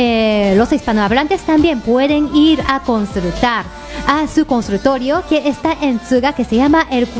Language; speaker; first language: Spanish; non-native, fluent; Japanese